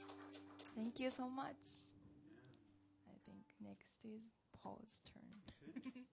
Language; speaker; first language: English; non-native, learner; Japanese